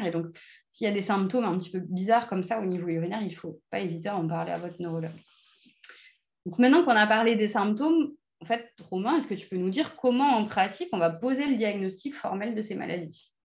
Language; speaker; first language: French; native; French